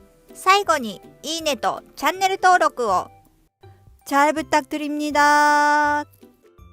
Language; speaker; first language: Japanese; non-native, fluent; Korean